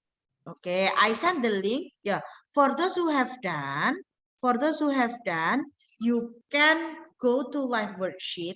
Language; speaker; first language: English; non-native, fluent; Indonesian